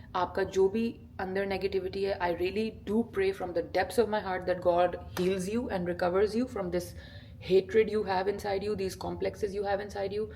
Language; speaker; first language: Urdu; native; Urdu